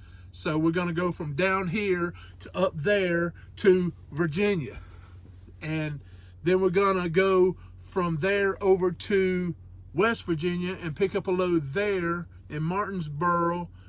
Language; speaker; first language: English; native; English